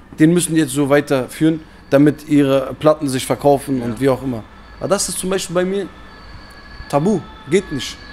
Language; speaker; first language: German; early bilingual, other home language; Turkish